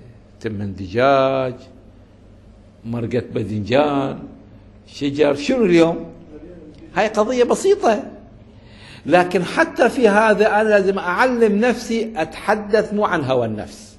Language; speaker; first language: Arabic; native; Arabic